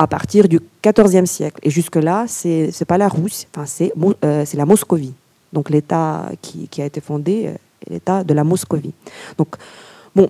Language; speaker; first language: French; non-native, fluent; Ukrainian